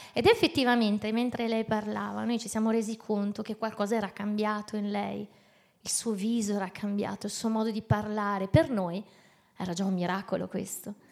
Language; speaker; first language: Italian; native; Italian